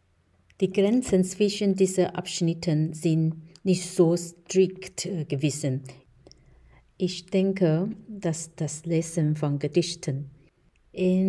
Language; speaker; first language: German; non-native, fluent; Chinese